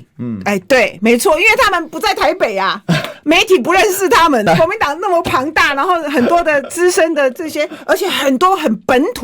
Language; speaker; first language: Chinese; native; Chinese